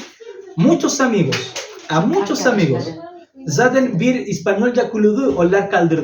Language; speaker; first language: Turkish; non-native, learner; Spanish